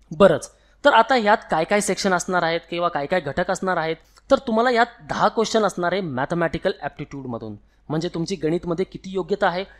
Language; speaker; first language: Marathi; non-native, local second language; Hindi